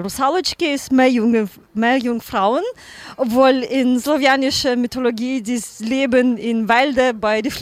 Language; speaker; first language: German; non-native, learner; Ukrainian